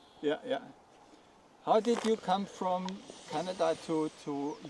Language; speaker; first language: English; non-native, fluent; German